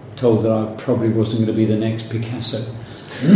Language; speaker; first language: English; native; English